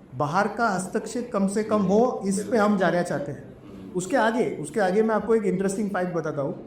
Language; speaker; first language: Hindi; non-native, local second language; Marathi